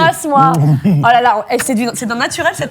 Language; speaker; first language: French; native; French